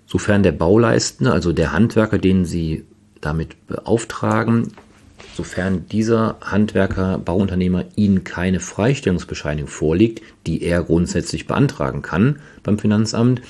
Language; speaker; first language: German; native; German